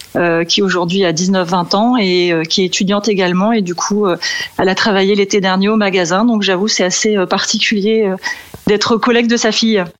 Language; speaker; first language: French; native; French